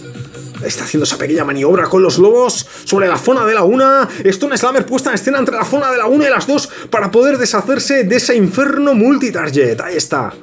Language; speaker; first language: Spanish; native; Spanish